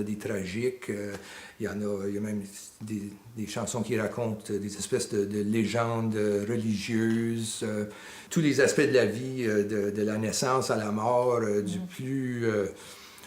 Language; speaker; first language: French; native; French